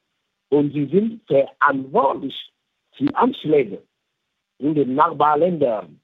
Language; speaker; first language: German; non-native, fluent; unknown